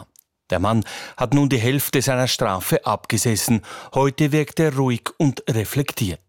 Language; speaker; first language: German; native; German